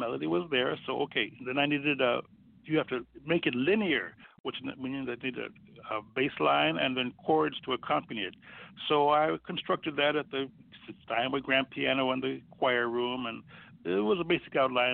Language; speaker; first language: English; native; English